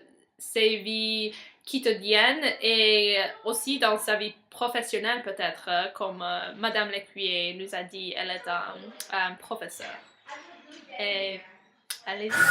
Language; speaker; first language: French; non-native, learner; English